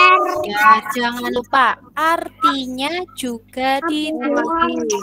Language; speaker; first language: Indonesian; native; Indonesian